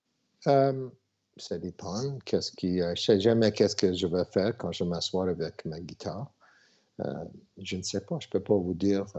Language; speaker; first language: French; non-native, local second language; English